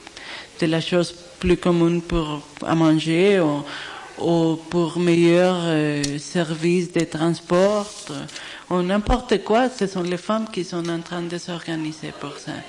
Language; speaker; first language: French; non-native, fluent; Spanish